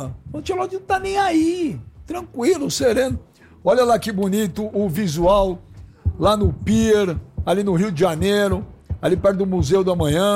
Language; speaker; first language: Portuguese; native; Portuguese